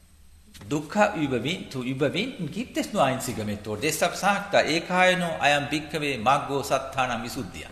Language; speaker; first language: German; non-native, learner; Sinhala